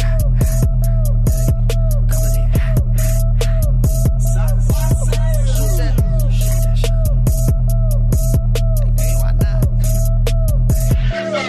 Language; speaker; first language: English; early bilingual, other home language; Greek